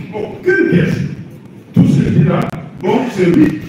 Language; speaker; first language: French; non-native, local second language; Lingala